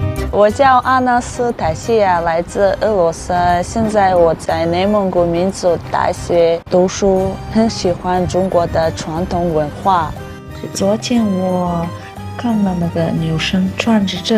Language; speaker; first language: Chinese; non-native, fluent; Russian